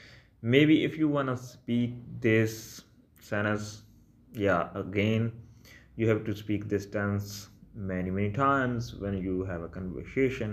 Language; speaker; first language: English; non-native, local second language; Punjabi